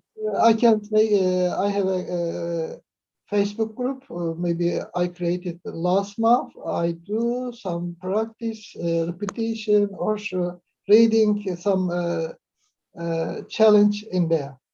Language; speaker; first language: English; non-native, learner; Turkish